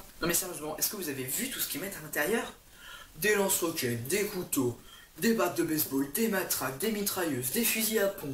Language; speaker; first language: French; native; French